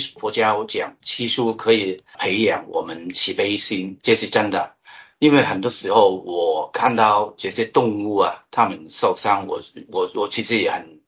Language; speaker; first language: Chinese; non-native, local second language; Cantonese